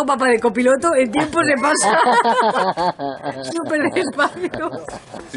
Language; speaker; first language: Spanish; native; Spanish